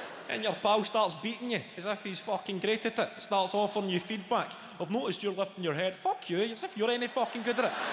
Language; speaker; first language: English; native; English